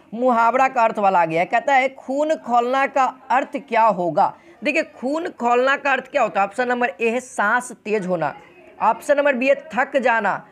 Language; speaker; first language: Hindi; native; Hindi